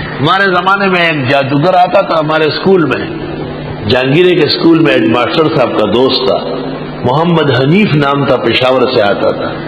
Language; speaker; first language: Urdu; non-native, local second language; Pashto